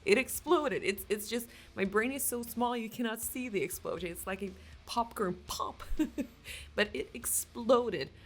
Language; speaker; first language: English; non-native, fluent; Swedish